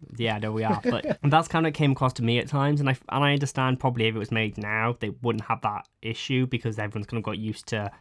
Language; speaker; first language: English; native; English